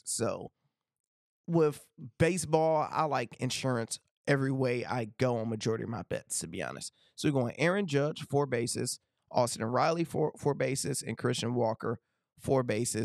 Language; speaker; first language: English; native; English